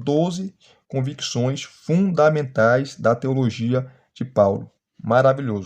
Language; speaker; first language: Portuguese; native; Portuguese